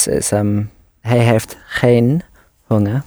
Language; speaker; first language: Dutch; non-native, learner; English